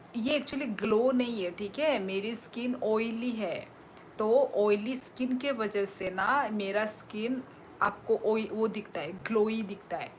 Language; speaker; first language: Hindi; non-native, local second language; Kok Borok